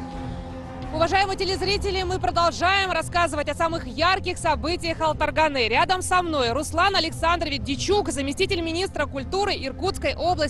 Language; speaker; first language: Russian; native; Russian